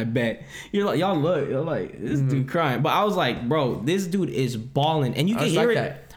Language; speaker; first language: English; non-native, local second language; Filipino